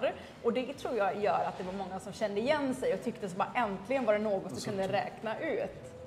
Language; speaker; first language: Swedish; native; Swedish